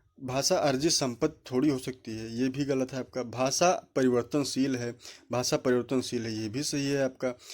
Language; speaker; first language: Hindi; native; Hindi